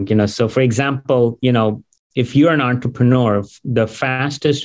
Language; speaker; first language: English; non-native, local second language; Gujarati